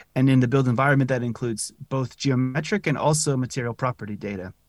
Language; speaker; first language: English; native; English